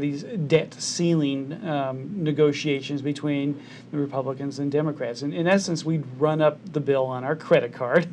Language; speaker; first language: English; native; English